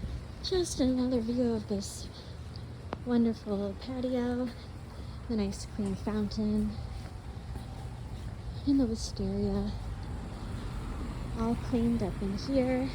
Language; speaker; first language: English; native; English